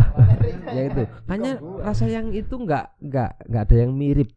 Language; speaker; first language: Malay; non-native, local second language; Javanese